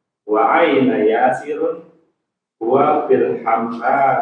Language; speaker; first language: Arabic; non-native, learner; Indonesian